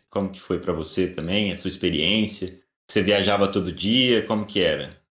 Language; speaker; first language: Portuguese; native; Portuguese